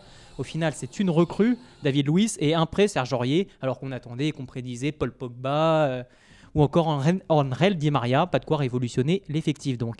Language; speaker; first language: French; native; French